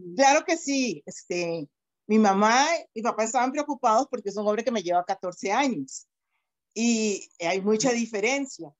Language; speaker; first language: Spanish; native; Spanish